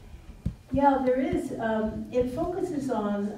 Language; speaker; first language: English; native; English